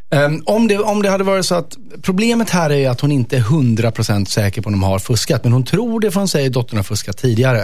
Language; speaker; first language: Swedish; native; Swedish